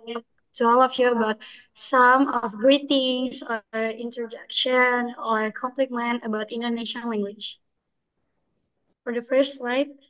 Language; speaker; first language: English; non-native, learner; Indonesian